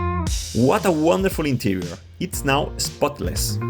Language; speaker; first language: English; non-native, fluent; Spanish